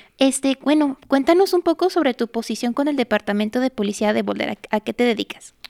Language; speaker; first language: Spanish; native; Spanish